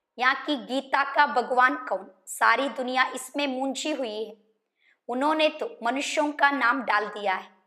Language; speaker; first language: Hindi; non-native, local second language; Kannada